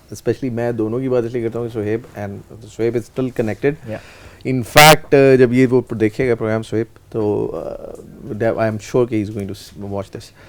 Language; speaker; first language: Urdu; native; Urdu